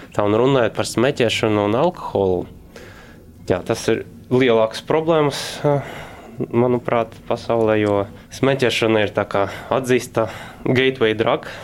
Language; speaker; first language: Latvian; non-native, local second language; Russian